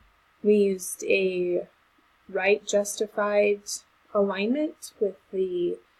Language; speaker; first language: English; native; English